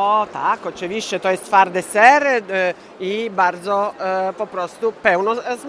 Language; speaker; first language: Polish; non-native, learner; Italian